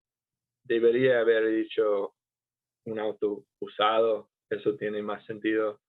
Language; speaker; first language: Spanish; non-native, fluent; English